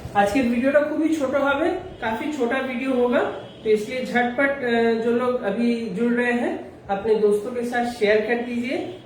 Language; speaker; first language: Hindi; non-native, local second language; Bangla